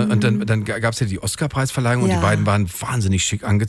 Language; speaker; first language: German; native; German